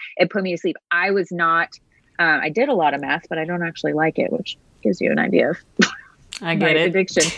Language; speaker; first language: English; native; English